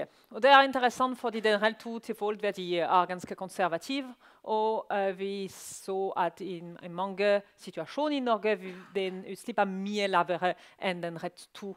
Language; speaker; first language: Norwegian; non-native, learner; French